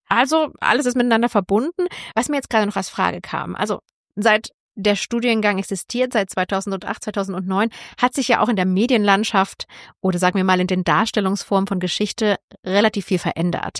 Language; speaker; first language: German; native; German